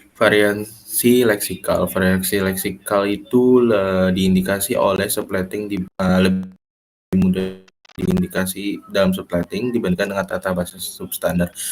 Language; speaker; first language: Indonesian; native; Indonesian